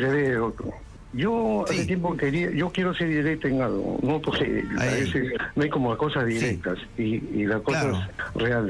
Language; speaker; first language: Spanish; native; Spanish